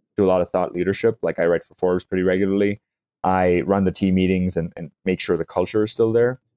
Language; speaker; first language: English; native; English